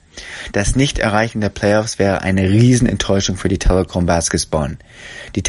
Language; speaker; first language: German; native; German